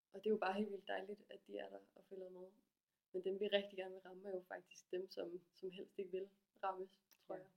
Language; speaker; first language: Danish; native; Danish